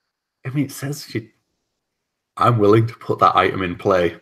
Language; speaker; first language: English; native; English